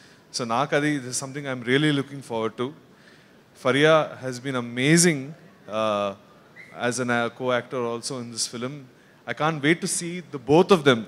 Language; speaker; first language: English; non-native, local second language; Telugu